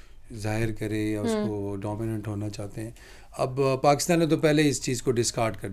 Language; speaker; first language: Urdu; native; Urdu